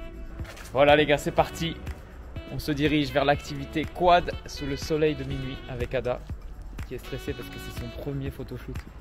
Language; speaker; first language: French; native; French